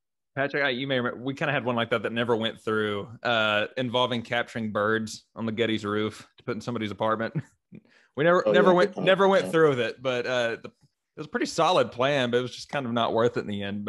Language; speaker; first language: English; native; English